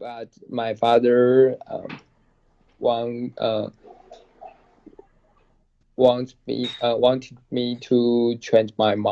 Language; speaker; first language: English; non-native, learner; Chinese